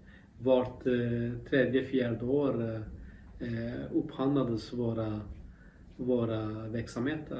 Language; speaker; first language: Swedish; non-native, local second language; Kurdish